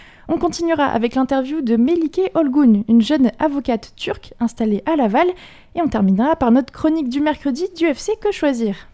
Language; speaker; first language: French; native; French